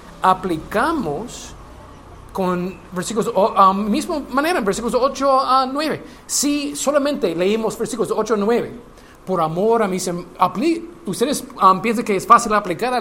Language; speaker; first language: Spanish; non-native, learner; English